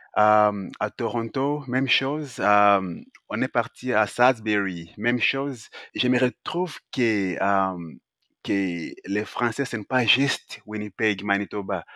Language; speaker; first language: French; non-native, local second language; Swahili